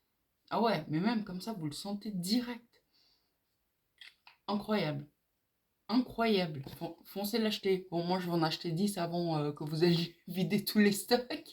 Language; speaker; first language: French; native; French